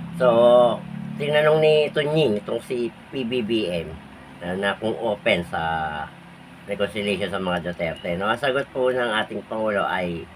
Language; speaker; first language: Filipino; native; Filipino